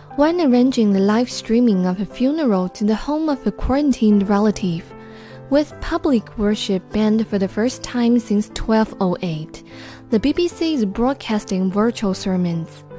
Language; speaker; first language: English; non-native, fluent; Chinese